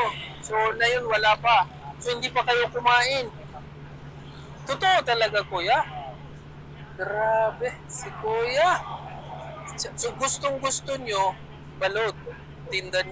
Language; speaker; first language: Filipino; non-native, learner; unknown